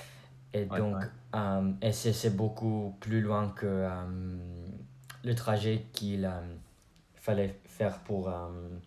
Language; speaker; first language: French; non-native, learner; English